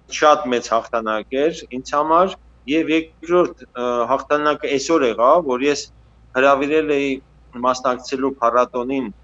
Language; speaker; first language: Armenian; native; Armenian